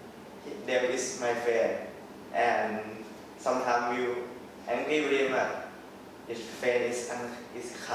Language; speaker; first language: English; non-native, learner; Thai